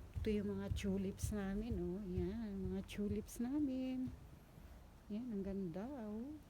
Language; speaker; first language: Filipino; native; Filipino